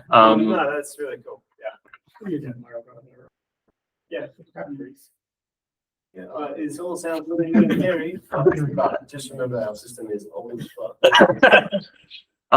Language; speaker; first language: English; native; English